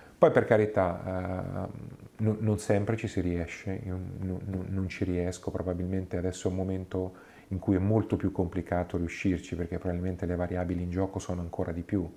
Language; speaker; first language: Italian; native; Italian